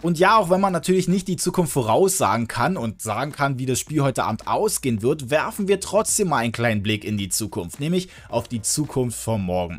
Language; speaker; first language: German; native; German